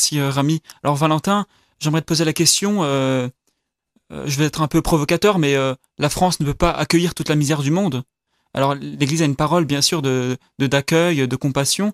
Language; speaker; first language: French; native; French